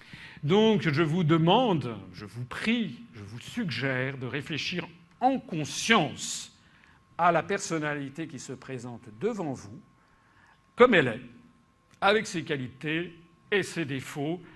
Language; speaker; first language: French; native; French